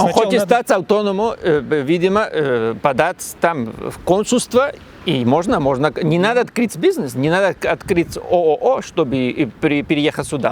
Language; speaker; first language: Russian; non-native, learner; Spanish